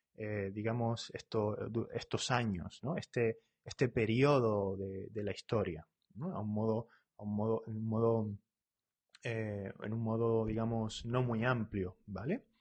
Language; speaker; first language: Spanish; native; Spanish